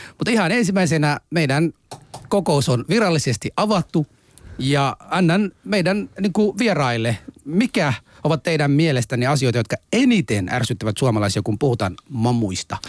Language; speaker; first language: Finnish; non-native, fluent; Somali